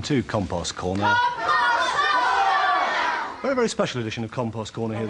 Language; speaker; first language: English; native; English